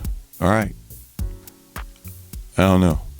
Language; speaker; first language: English; native; English